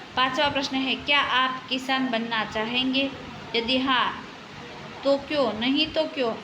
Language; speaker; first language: Hindi; non-native, local second language; Gujarati